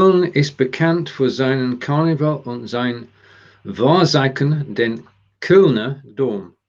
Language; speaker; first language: German; non-native, learner; English